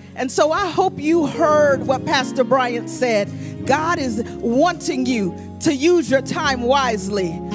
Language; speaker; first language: English; native; English